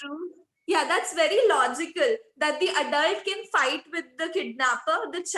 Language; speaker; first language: English; non-native, local second language; Hindi